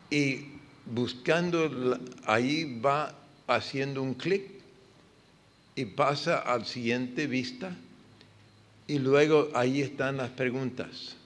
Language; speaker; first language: Spanish; non-native, fluent; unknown